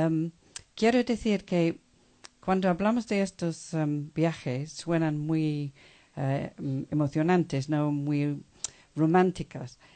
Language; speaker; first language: Spanish; non-native, fluent; English